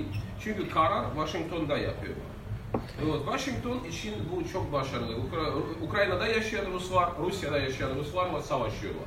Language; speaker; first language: Turkish; non-native, fluent; Russian